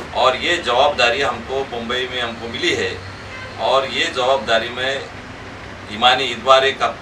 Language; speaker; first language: Hindi; non-native, local second language; Marathi